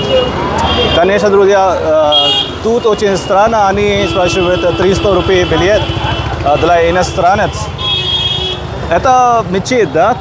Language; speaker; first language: Russian; non-native, learner; Hindi